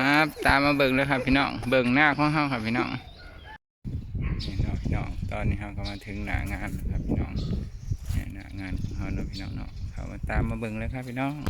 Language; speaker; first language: Thai; non-native, local second language; Northeastern Thai